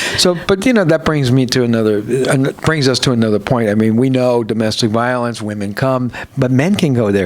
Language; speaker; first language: English; native; English